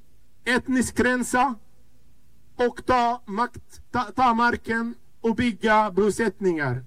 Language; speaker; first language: Swedish; non-native, fluent; Arabic